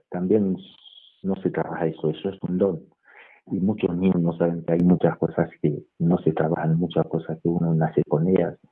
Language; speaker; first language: Spanish; non-native, fluent; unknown